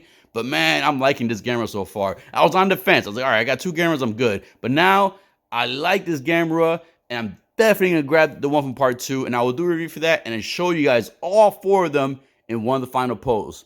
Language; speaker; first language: English; native; English